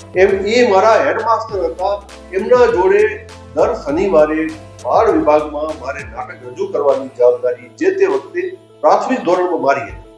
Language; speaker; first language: Gujarati; non-native, local second language; Kachhi